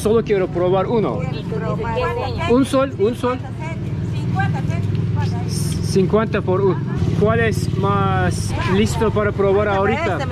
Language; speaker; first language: Spanish; non-native, learner; Turkish